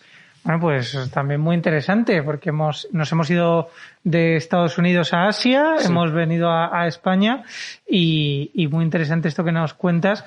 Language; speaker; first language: Spanish; native; Spanish